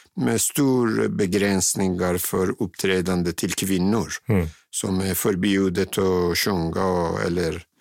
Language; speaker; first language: Swedish; non-native, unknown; Persian